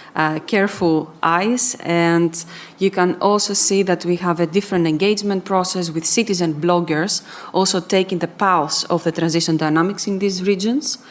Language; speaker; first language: English; non-native, fluent; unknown